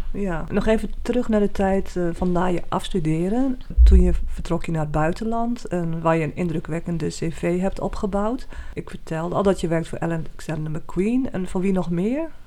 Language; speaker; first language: Dutch; native; Dutch